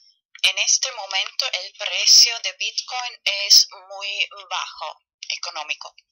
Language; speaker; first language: Spanish; non-native, fluent; German